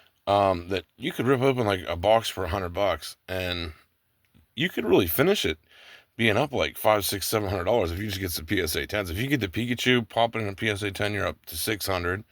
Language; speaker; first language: English; native; English